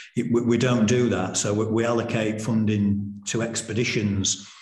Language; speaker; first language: English; native; English